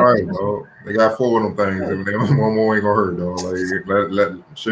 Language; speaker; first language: English; native; English